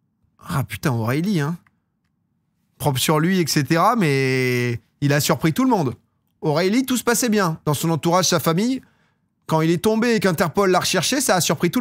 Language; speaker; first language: French; native; French